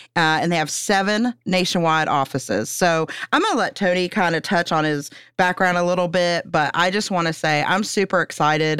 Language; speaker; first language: English; native; English